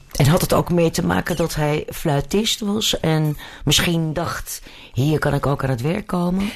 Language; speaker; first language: Dutch; native; Dutch